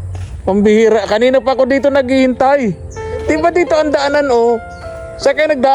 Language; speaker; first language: Filipino; native; Filipino